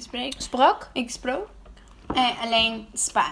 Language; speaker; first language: Dutch; non-native, learner; Spanish